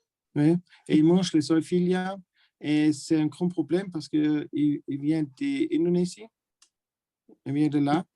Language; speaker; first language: French; non-native, learner; German